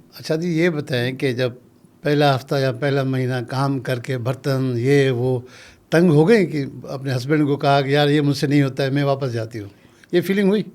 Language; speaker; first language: Urdu; non-native, local second language; Sindhi